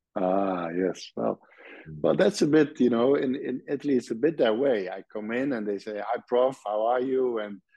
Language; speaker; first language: English; non-native, fluent; Dutch